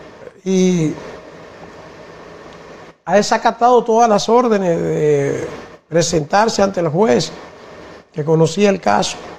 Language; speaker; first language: Spanish; native; Spanish